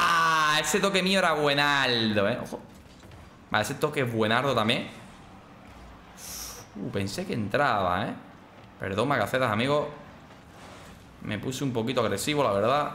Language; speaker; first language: Spanish; native; Spanish